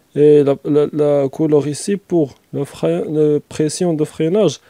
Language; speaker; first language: French; non-native, local second language; Arabic